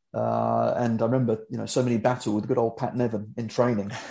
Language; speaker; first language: English; native; English